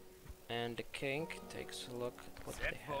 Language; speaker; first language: English; native; English